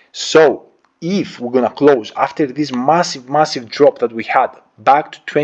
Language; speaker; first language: English; non-native, fluent; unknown